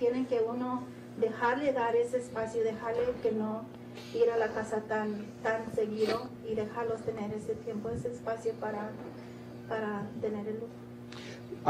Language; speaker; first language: Spanish; early bilingual, heritage; Spanish